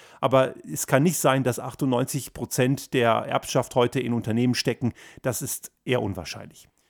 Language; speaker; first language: German; early bilingual, other home language; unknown